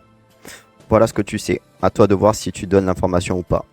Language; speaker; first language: French; native; French